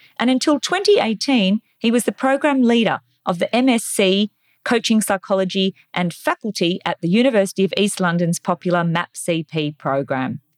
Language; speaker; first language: English; native; English